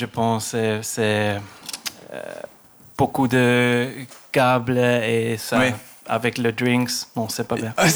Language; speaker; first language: French; non-native, local second language; German